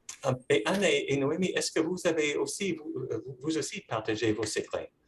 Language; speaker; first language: French; non-native, fluent; English